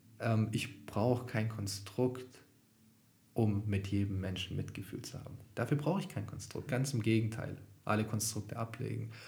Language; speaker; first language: German; early bilingual, other home language; Albanian